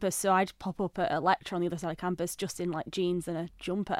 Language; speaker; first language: English; native; English